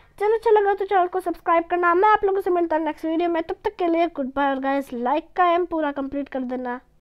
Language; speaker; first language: Urdu; native; Urdu